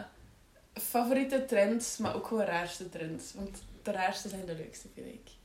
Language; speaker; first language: Dutch; native; Dutch